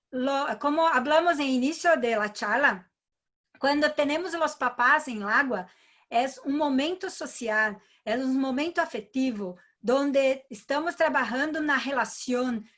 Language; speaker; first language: Spanish; non-native, learner; Portuguese